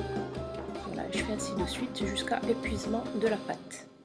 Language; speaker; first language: French; native; French